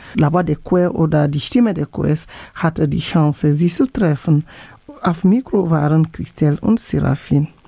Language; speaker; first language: German; non-native, fluent; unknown